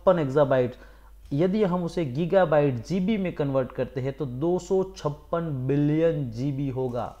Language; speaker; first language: Hindi; non-native, local second language; Gujarati